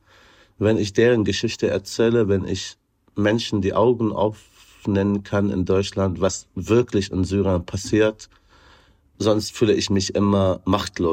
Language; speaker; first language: German; non-native, fluent; Arabic